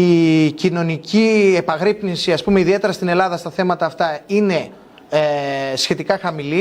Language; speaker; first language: Greek; native; Greek